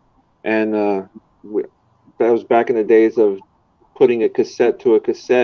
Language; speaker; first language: English; native; English